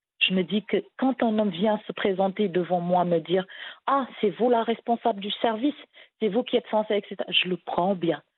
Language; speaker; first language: French; non-native, local second language; Wolof